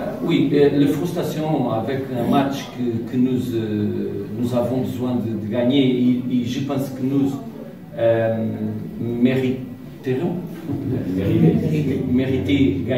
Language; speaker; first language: French; non-native, learner; Portuguese